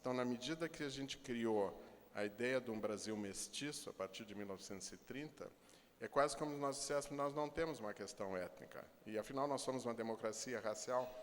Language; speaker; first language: Portuguese; native; Portuguese